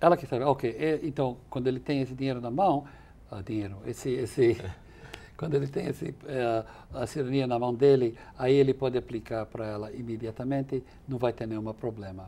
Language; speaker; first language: Portuguese; non-native, fluent; English